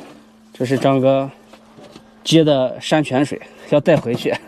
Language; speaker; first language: Chinese; native; Chinese